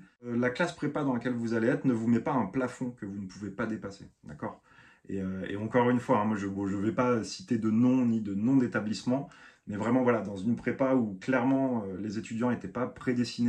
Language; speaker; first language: French; native; French